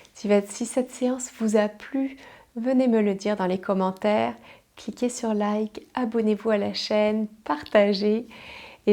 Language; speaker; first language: French; native; French